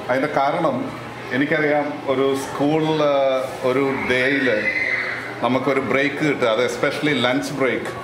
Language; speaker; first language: English; non-native, local second language; Malayalam